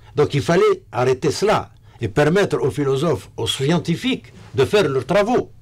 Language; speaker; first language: French; non-native, local second language; Arabic